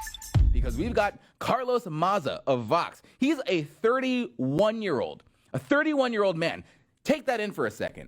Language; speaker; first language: English; native; English